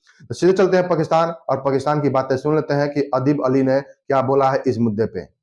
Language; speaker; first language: Hindi; native; Hindi